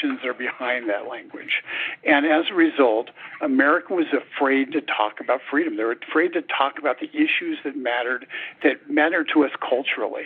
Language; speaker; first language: English; native; English